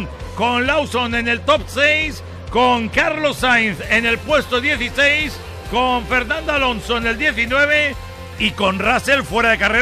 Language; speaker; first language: Spanish; native; Spanish